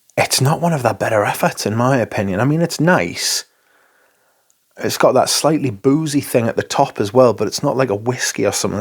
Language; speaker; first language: English; native; English